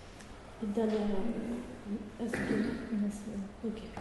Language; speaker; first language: French; native; French